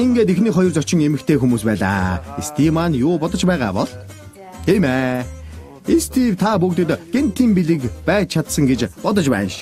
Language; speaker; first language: Mongolian; native; Mongolian